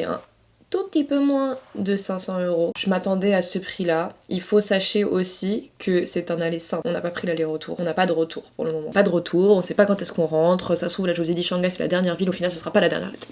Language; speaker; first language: French; native; French